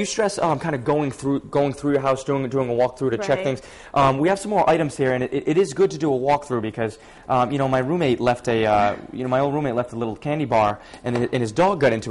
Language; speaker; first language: English; native; English